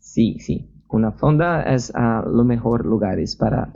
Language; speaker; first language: Spanish; non-native, learner; Portuguese